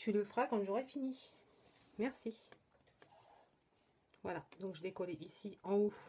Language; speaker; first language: French; native; French